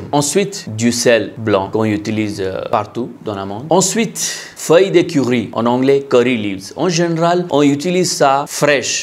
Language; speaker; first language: French; non-native, learner; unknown